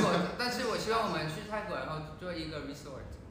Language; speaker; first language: Chinese; non-native, learner; Thai